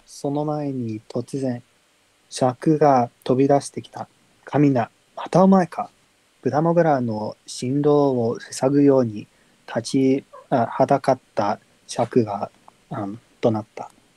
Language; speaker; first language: Japanese; non-native, learner; English